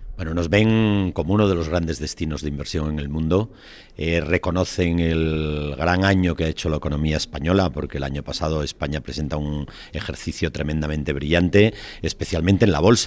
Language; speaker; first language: Spanish; native; Spanish